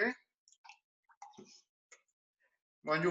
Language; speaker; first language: English; non-native, learner; Spanish